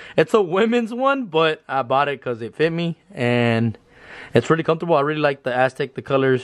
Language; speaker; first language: English; early bilingual, other home language; Spanish